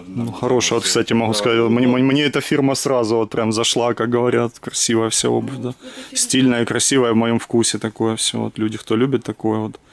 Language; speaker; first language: Russian; native; Russian